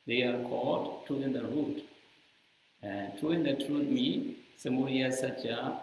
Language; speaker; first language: English; non-native, learner; Burmese